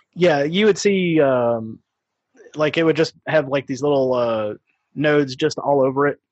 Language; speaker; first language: English; native; English